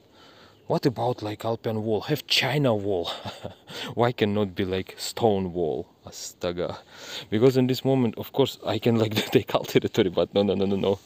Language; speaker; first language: English; non-native, learner; Russian